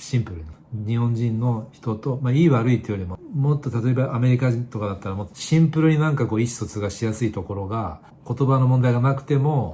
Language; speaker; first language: Japanese; native; Japanese